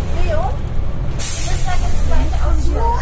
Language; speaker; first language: German; native; German